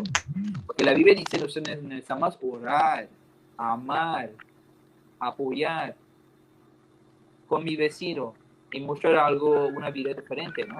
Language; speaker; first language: Spanish; non-native, fluent; English